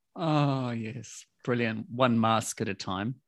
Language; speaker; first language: English; native; English